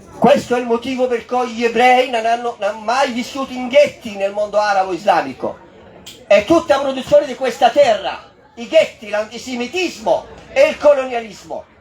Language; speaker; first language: Italian; non-native, fluent; Arabic